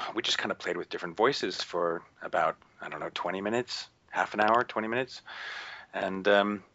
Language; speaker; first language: English; native; English